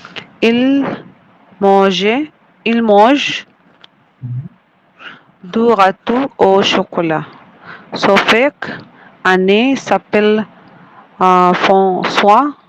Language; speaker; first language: French; non-native, learner; Bangla